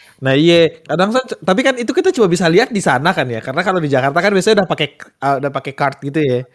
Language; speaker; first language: Indonesian; native; Indonesian